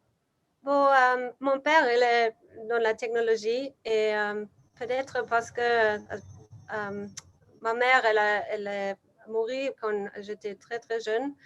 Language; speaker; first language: French; non-native, learner; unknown